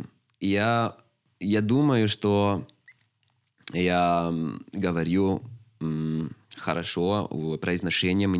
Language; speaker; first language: Russian; non-native, learner; Swedish